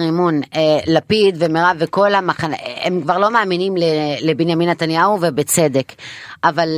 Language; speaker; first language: Hebrew; non-native, local second language; Arabic